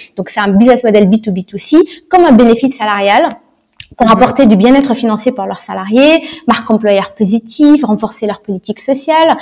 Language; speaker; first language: French; non-native, local second language; Arabic